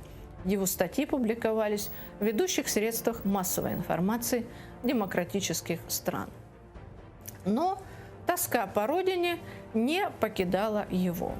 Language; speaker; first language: Russian; native; Russian